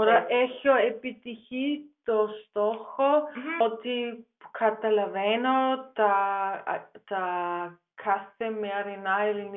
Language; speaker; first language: Greek; non-native, fluent; German